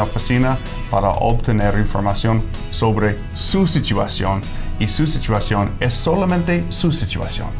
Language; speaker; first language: Spanish; non-native, fluent; English